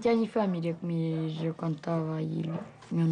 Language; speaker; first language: Italian; early bilingual, other home language; Romanian